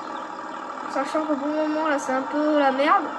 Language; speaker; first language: French; native; French